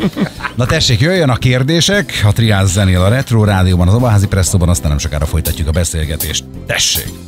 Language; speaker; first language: Hungarian; native; Hungarian